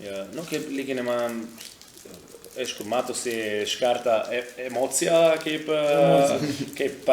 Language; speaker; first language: Lithuanian; non-native, learner; Italian